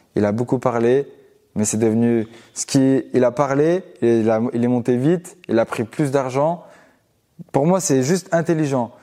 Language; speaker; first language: French; native; French